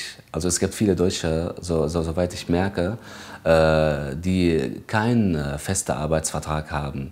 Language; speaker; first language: German; non-native, fluent; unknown